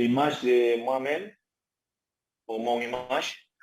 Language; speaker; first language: French; non-native, learner; Spanish